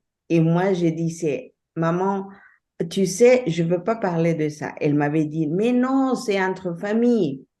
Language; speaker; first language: French; non-native, fluent; Spanish